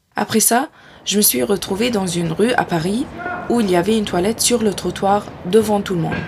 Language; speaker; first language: French; non-native, fluent; Arabic